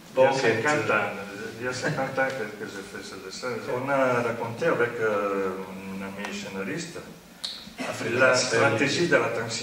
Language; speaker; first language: French; non-native, fluent; Italian